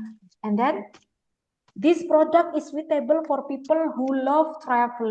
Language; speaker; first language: English; non-native, fluent; Indonesian